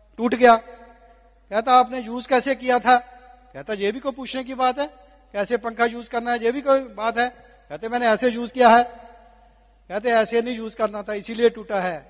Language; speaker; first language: Hindi; non-native, local second language; Punjabi